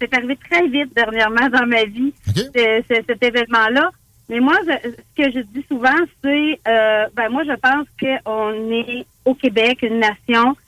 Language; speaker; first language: French; native; French